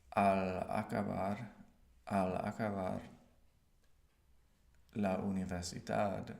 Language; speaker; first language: Spanish; non-native, learner; English